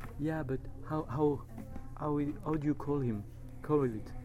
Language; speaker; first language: English; non-native, fluent; French